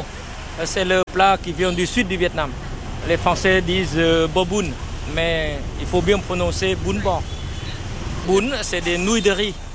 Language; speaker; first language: French; non-native, fluent; Vietnamese